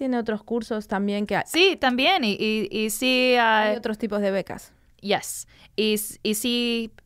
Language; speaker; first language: Spanish; non-native, learner; English